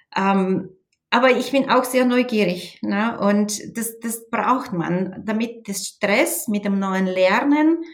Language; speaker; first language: German; non-native, fluent; Bulgarian